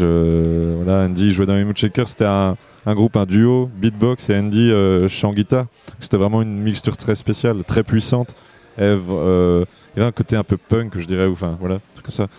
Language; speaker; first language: French; native; French